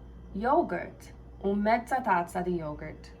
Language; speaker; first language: Italian; non-native, learner; English